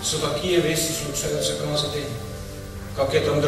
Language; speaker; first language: Russian; non-native, learner; Estonian